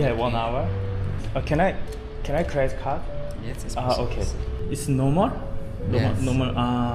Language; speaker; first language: English; non-native, learner; Korean